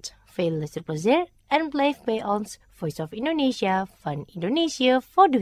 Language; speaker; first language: Dutch; non-native, fluent; Indonesian